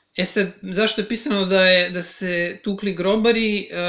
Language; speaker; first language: Serbian; native; Serbian